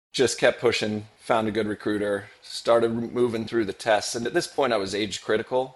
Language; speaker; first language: English; native; English